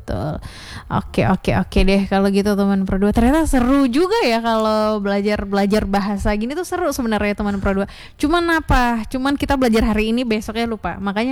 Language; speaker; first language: Indonesian; non-native, local second language; Minangkabau